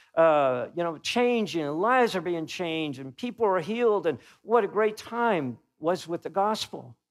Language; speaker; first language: English; native; English